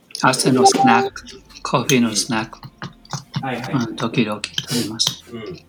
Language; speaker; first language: Japanese; non-native, learner; English